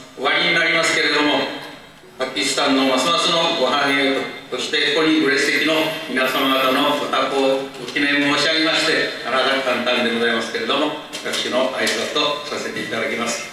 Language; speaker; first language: Japanese; native; Japanese